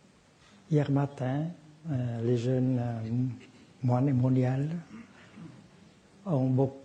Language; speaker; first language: French; non-native, fluent; Vietnamese